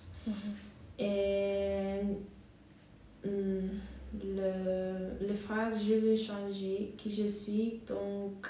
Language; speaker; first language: French; non-native, learner; Hungarian